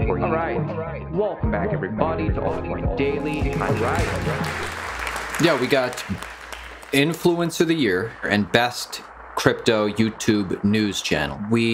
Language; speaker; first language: English; native; English